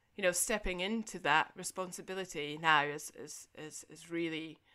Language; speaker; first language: English; native; English